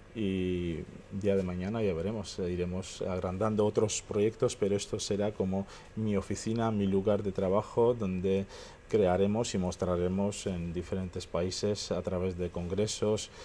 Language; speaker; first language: Spanish; non-native, fluent; Armenian